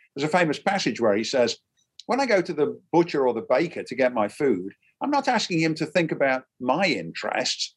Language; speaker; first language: English; native; English